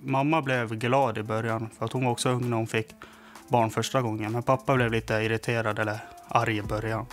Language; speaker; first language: Swedish; native; Swedish